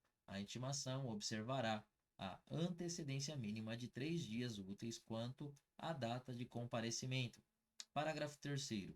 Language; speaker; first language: Portuguese; native; Portuguese